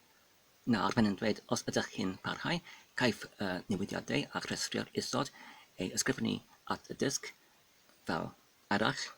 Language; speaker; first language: Welsh; non-native, fluent; English